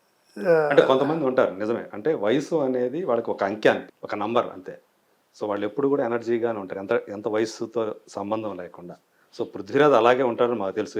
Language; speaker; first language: Telugu; native; Telugu